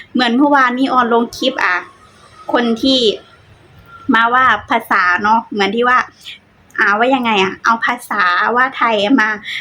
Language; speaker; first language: Thai; native; Thai